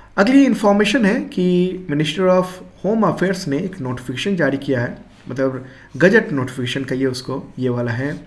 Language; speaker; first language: Hindi; native; Hindi